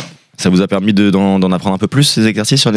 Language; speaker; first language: French; native; French